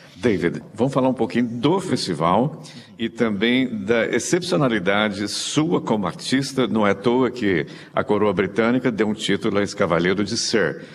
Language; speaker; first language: Portuguese; native; Portuguese